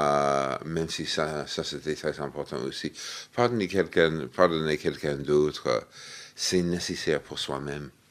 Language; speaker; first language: French; non-native, fluent; English